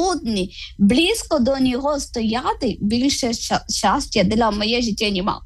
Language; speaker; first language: Ukrainian; non-native, learner; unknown